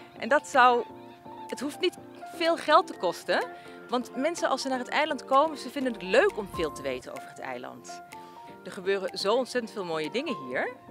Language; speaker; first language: Dutch; native; Dutch